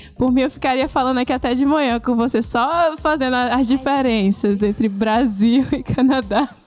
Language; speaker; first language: Portuguese; native; Portuguese